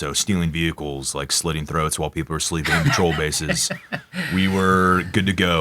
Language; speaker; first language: English; native; English